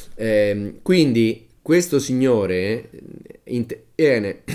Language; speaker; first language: Italian; native; Italian